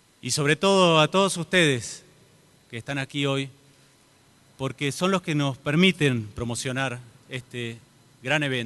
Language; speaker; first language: Spanish; native; Spanish